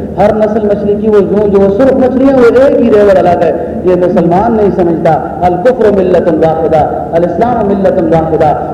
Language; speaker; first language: Urdu; native; Urdu